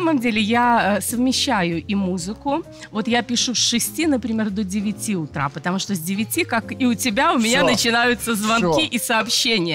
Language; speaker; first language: Russian; native; Russian